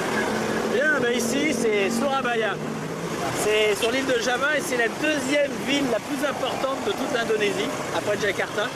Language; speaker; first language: French; native; French